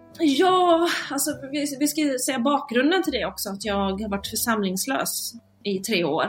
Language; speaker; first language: Swedish; native; Swedish